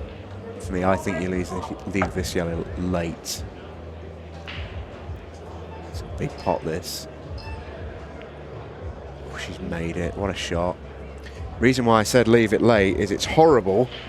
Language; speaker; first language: English; native; English